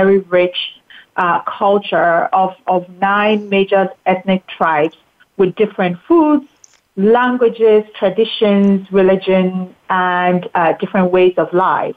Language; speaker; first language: English; non-native, local second language; Akan